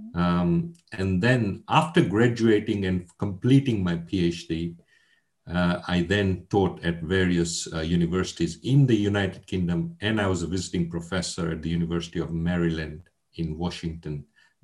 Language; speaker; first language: English; non-native, local second language; Gujarati